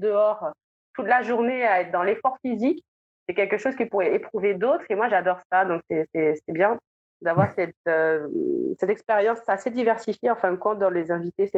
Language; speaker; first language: French; native; French